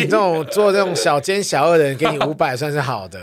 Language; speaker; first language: Chinese; native; Chinese